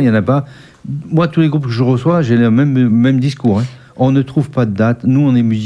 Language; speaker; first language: French; native; French